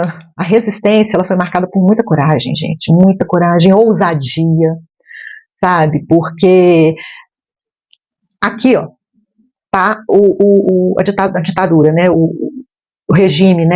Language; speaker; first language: Portuguese; native; Portuguese